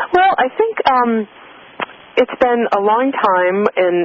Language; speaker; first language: English; native; English